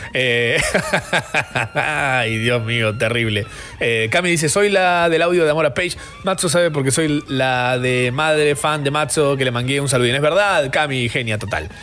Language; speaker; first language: Spanish; native; Spanish